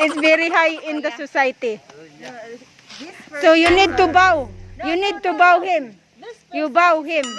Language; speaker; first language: English; non-native, learner; Cebuano